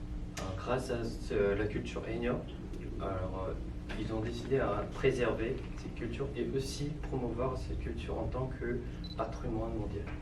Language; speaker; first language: French; non-native, fluent; Korean